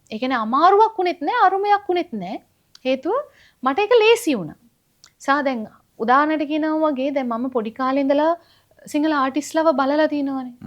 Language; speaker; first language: Sinhala; non-native, local second language; Tamil